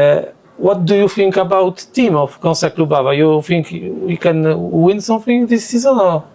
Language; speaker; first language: English; non-native, learner; Polish